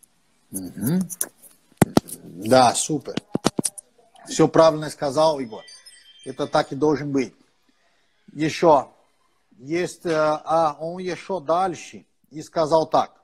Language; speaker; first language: Russian; non-native, fluent; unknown